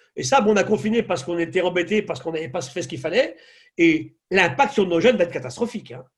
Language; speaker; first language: French; native; French